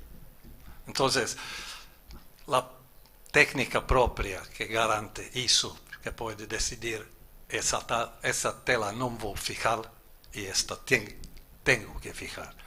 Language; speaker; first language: Spanish; non-native, fluent; German